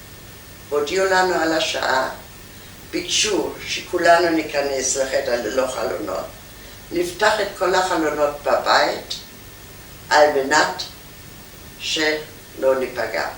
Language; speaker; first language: Hebrew; non-native, fluent; German